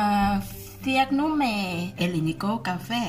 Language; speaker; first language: Greek; non-native, learner; Thai